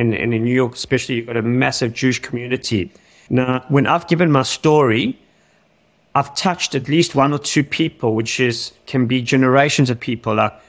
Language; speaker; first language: English; native; English